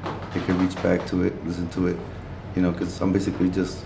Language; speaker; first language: English; early bilingual, other home language; Spanish